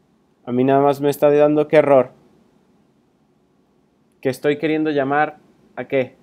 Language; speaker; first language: Spanish; native; Spanish